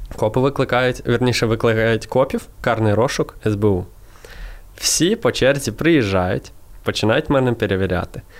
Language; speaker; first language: Ukrainian; non-native, local second language; Russian